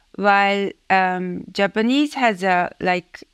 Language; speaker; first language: English; non-native, fluent; Japanese